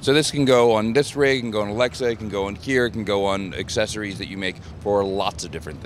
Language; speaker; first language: English; native; English